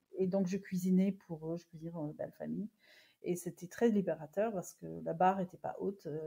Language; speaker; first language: French; non-native, fluent; English